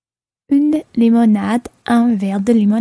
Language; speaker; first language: French; non-native, learner; English